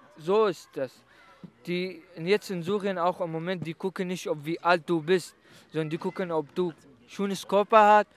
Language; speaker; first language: German; non-native, learner; Kurdish